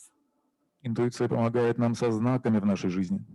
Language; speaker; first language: Russian; native; Russian